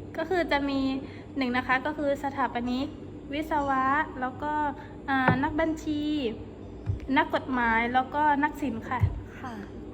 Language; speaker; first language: Thai; non-native, local second language; Pattani Malay